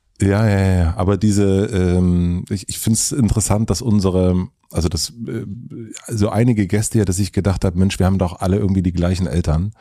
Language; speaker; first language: German; native; German